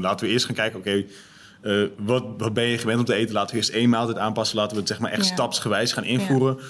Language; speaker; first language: Dutch; native; Dutch